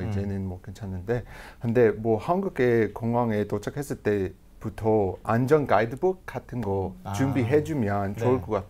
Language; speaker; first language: Korean; non-native, fluent; English